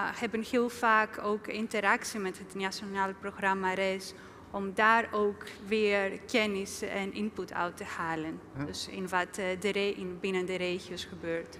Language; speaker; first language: Dutch; non-native, fluent; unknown